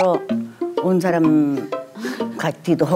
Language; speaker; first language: Korean; native; Korean